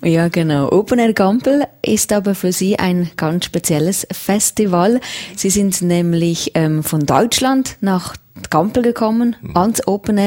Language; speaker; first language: German; native; German